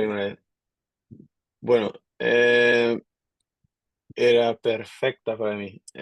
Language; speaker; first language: Spanish; non-native, learner; Dutch